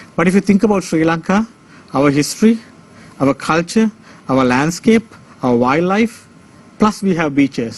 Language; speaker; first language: English; non-native, local second language; Sinhala